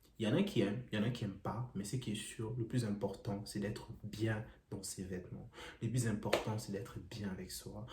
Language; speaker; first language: French; non-native, local second language; Lingala